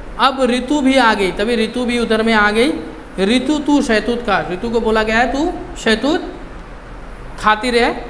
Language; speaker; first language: Hindi; non-native, local second language; Bangla